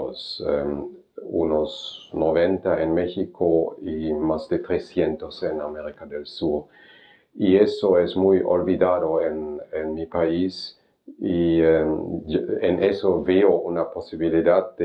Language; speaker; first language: Spanish; non-native, fluent; German